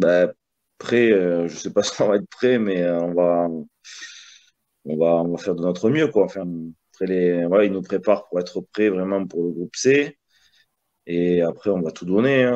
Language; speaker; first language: French; early bilingual, other home language; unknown